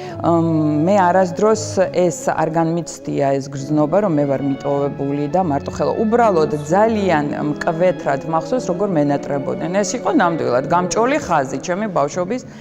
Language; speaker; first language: Georgian; early bilingual, heritage; Georgian